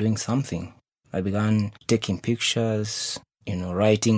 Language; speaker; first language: English; non-native, local second language; Kikuyu